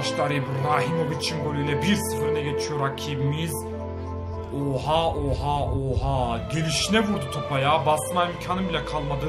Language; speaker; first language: Turkish; native; Turkish